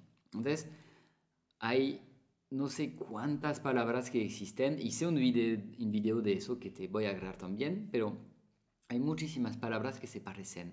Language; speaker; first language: Spanish; non-native, fluent; French